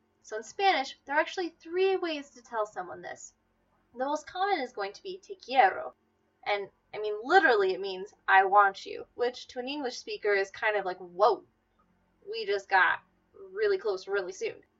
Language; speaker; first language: English; native; English